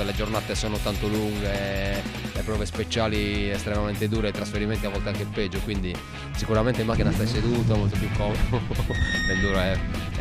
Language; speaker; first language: Italian; native; Italian